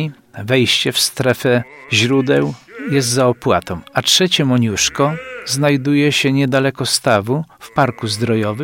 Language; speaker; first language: Polish; native; Polish